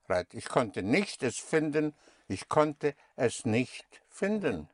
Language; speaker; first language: German; non-native, fluent; English